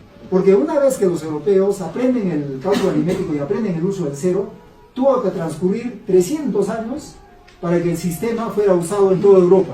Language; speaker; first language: Spanish; native; Spanish